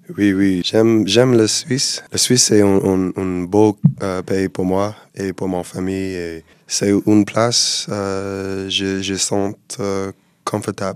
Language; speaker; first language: French; non-native, learner; English